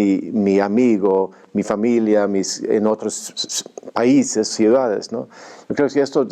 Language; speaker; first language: Spanish; non-native, fluent; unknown